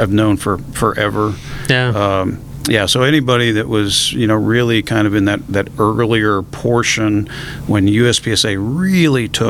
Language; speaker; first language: English; native; English